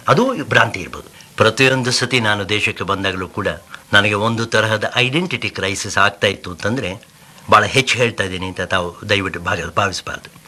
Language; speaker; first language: Kannada; native; Kannada